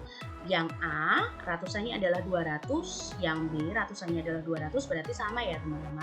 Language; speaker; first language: Indonesian; native; Indonesian